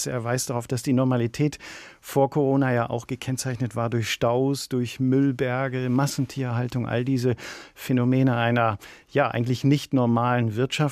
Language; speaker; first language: German; native; German